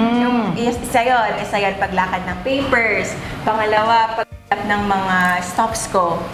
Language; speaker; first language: Filipino; non-native, local second language; Iloko